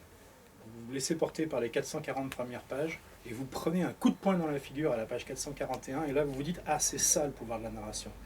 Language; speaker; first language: French; native; French